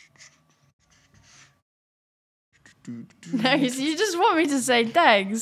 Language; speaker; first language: English; native; English